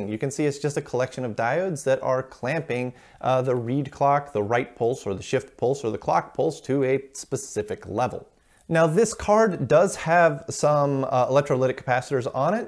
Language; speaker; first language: English; native; English